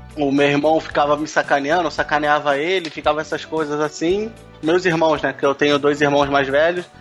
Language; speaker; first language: Portuguese; native; Portuguese